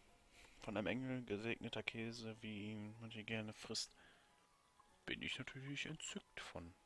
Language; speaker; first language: German; native; German